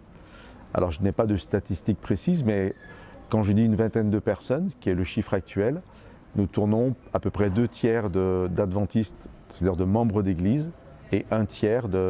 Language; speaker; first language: French; native; French